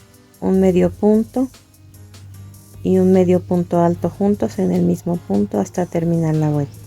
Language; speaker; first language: Spanish; native; Spanish